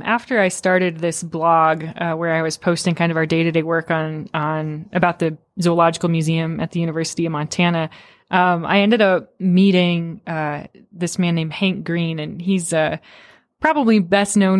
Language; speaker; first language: English; native; English